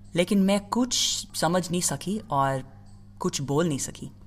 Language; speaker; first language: Hindi; non-native, fluent; English